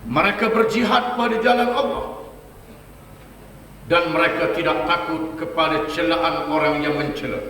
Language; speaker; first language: Malay; native; Malay